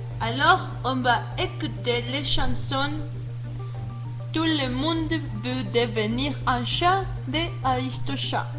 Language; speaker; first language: French; non-native, learner; Spanish